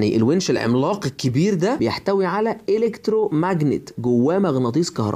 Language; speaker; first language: Arabic; native; Arabic